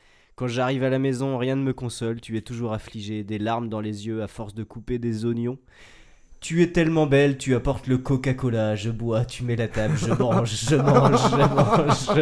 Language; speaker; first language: French; native; French